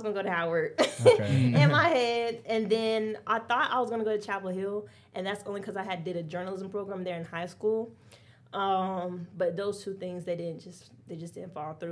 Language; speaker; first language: English; native; English